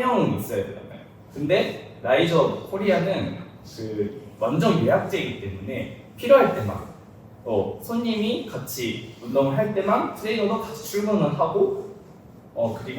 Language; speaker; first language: Korean; non-native, fluent; Japanese